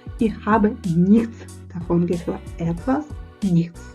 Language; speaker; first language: German; non-native, fluent; Ukrainian